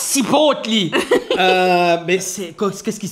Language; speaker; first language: French; non-native, local second language; Morisyen